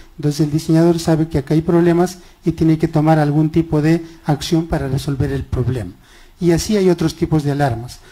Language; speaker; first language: Spanish; non-native, local second language; Quechua